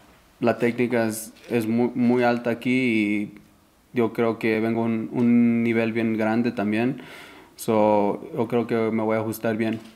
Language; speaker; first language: Spanish; early bilingual, heritage; Spanish